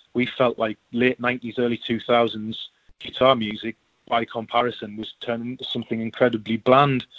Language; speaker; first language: English; native; English